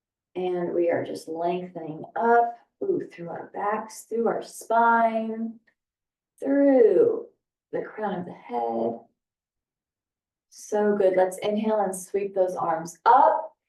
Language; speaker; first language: English; native; English